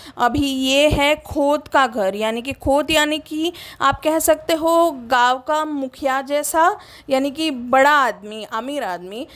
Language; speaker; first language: Hindi; non-native, local second language; Marathi